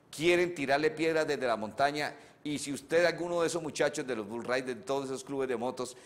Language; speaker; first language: Spanish; native; Spanish